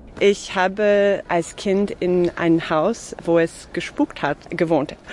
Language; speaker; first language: German; non-native, fluent; English